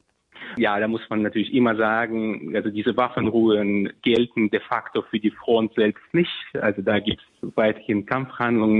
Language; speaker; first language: German; non-native, fluent; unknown